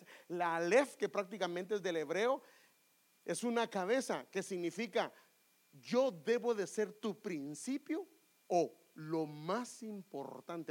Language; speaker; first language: Spanish; native; Spanish